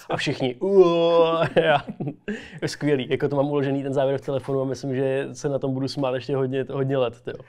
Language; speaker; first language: Czech; native; Czech